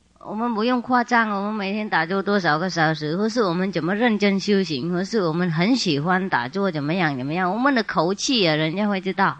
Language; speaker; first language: Chinese; non-native, fluent; Vietnamese